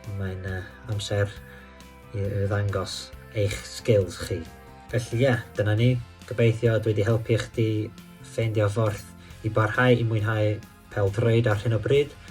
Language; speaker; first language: Welsh; non-native, local second language; English